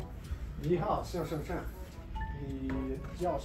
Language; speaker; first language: Chinese; non-native, learner; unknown